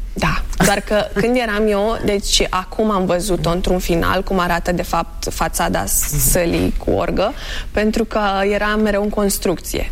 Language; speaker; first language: Romanian; native; Romanian